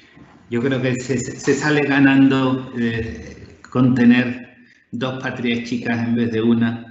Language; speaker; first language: Spanish; native; Spanish